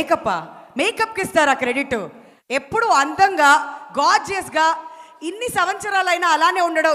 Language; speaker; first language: Telugu; native; Telugu